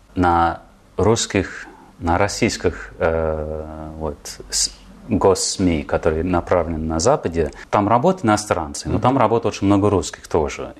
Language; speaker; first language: Russian; non-native, fluent; English